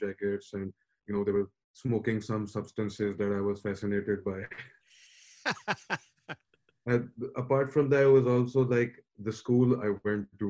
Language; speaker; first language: English; non-native, local second language; Urdu